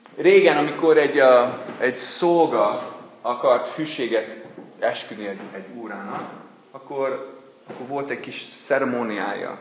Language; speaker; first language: Hungarian; non-native, fluent; English